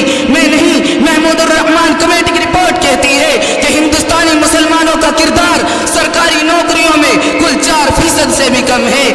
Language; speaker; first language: Urdu; native; Urdu